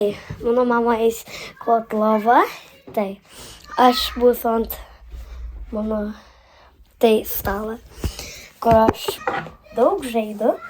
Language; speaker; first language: Lithuanian; early bilingual, heritage; Lithuanian